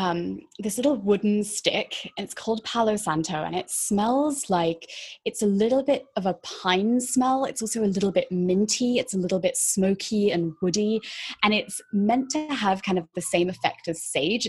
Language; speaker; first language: English; native; English